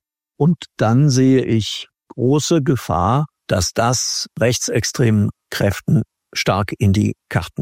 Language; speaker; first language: German; native; German